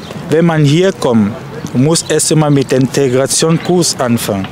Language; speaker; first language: German; non-native, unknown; French